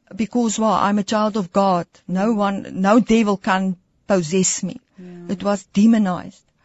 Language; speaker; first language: English; non-native, learner; Afrikaans